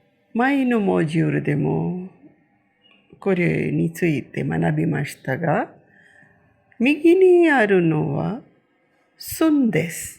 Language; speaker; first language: Japanese; non-native, fluent; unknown